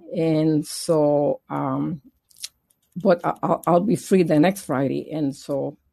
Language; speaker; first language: English; non-native, fluent; Spanish